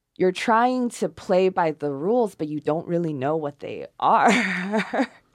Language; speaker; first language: English; non-native, fluent; Chinese